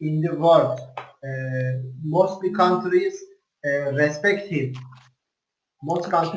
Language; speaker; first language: English; non-native, learner; Turkish